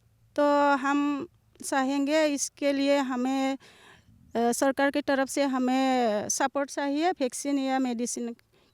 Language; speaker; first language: Hindi; non-native, local second language; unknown